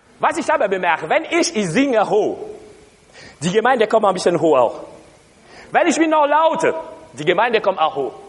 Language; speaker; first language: German; non-native, learner; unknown